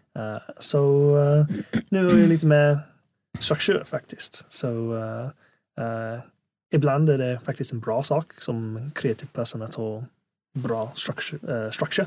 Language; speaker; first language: Swedish; non-native, fluent; English